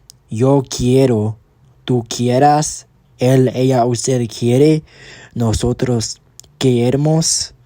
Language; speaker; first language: Spanish; non-native, learner; English